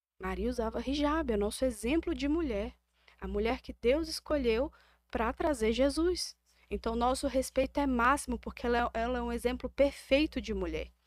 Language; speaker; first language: Portuguese; native; Portuguese